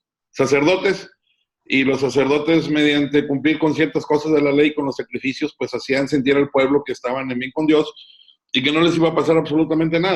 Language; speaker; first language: Spanish; native; Spanish